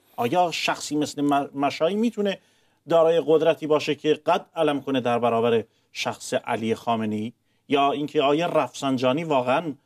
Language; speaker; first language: Persian; non-native, local second language; Arabic